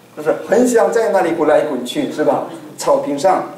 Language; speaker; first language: Chinese; non-native, fluent; Korean